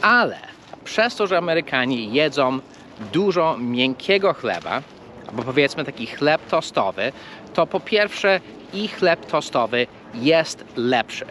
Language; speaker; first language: Polish; non-native, fluent; English